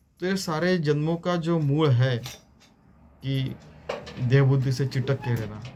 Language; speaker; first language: Hindi; non-native, local second language; Marathi